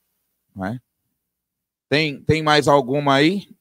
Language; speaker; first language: Portuguese; native; Portuguese